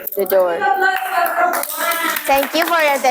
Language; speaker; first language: English; non-native, learner; Indonesian